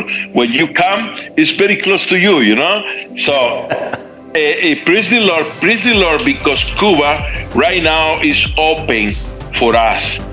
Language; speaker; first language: English; non-native, learner; Spanish